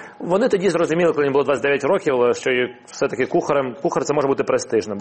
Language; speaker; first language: Ukrainian; non-native, local second language; Russian